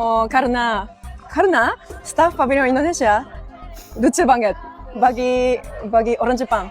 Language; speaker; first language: Indonesian; non-native, learner; Japanese